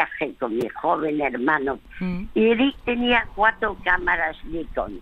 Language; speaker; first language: Spanish; early bilingual, other home language; French